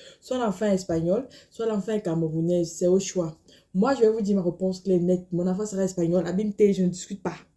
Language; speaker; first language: French; native; French